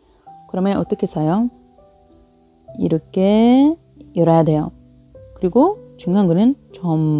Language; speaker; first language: Korean; non-native, fluent; Arabic